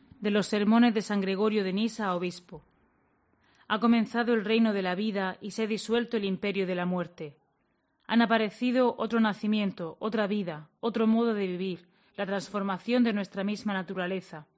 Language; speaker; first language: Spanish; native; Spanish